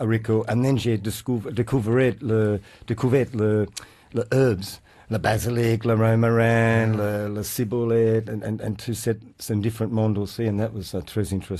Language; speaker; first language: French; non-native, learner; English